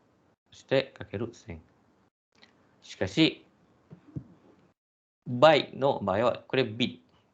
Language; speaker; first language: Japanese; non-native, fluent; Malay